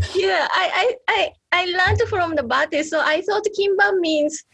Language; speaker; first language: English; non-native, learner; Japanese